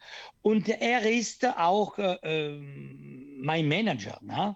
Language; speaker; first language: German; non-native, learner; Italian